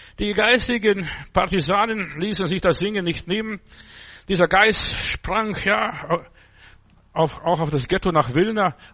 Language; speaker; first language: German; non-native, fluent; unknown